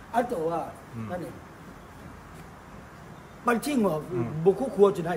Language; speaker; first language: Japanese; non-native, learner; Thai